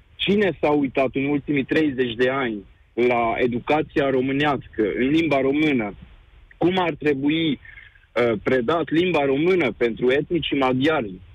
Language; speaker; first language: Romanian; non-native, local second language; Hungarian